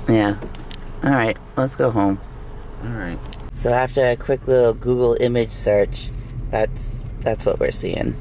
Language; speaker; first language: English; native; English